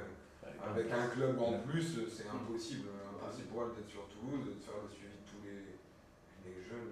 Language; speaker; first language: French; native; French